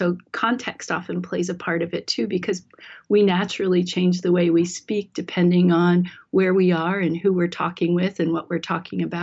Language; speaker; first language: English; native; English